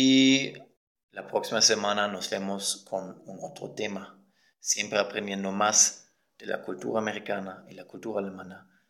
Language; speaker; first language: Spanish; non-native, fluent; German